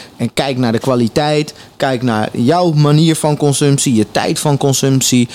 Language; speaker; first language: Dutch; native; Dutch